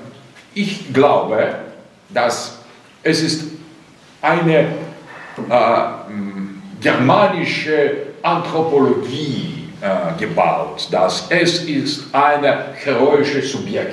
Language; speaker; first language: German; non-native, fluent; Russian